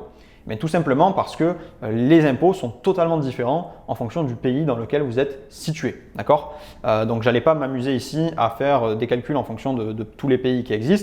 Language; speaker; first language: French; native; French